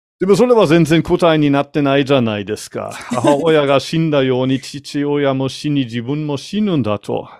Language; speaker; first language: Japanese; non-native, fluent; German